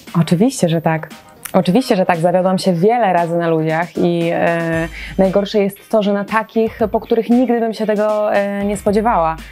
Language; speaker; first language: Polish; native; Polish